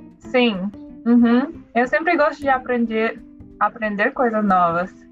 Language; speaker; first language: Portuguese; non-native, learner; English